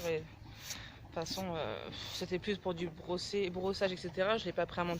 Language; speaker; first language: French; native; French